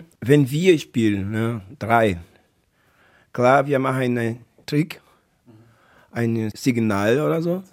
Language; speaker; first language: German; non-native, learner; Portuguese